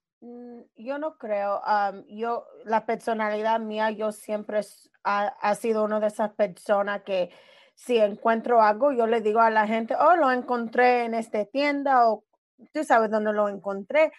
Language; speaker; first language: Spanish; early bilingual, other home language; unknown